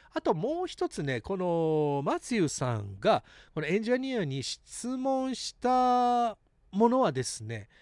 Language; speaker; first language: Japanese; early bilingual, heritage; English